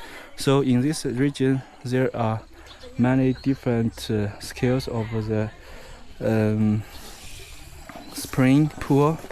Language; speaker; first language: English; non-native, fluent; Chinese